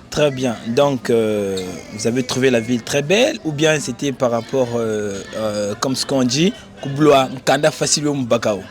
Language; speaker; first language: French; non-native, local second language; Lingala